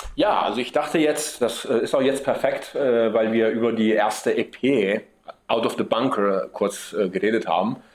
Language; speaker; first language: German; early bilingual, heritage; German